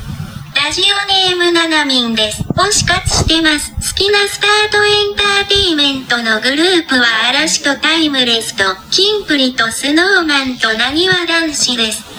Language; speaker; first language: Japanese; native; Japanese